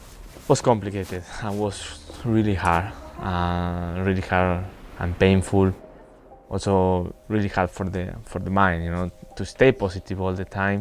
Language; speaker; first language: English; non-native, fluent; Spanish